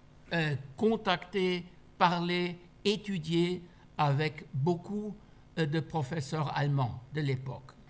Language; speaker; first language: French; non-native, fluent; German